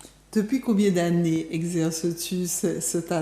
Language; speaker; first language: French; native; French